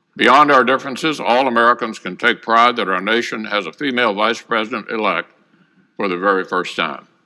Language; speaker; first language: English; native; English